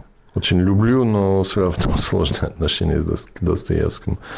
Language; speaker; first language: Russian; non-native, fluent; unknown